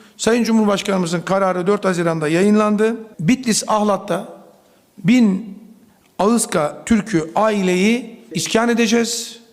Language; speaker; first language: Turkish; native; Turkish